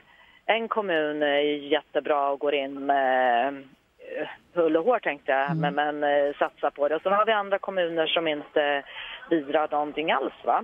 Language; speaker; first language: Swedish; native; Swedish